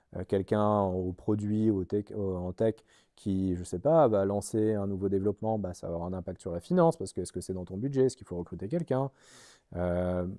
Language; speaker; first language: French; native; French